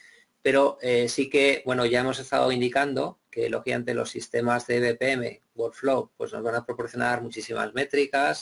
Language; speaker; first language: Spanish; native; Spanish